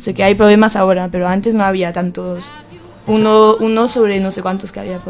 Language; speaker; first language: Spanish; non-native, fluent; French